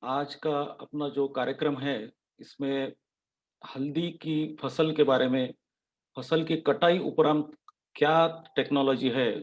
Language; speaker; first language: Hindi; non-native, local second language; Marathi